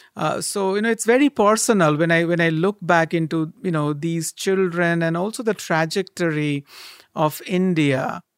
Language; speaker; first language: English; non-native, local second language; Bangla